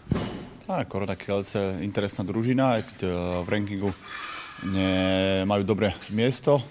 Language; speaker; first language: Polish; non-native, learner; Slovak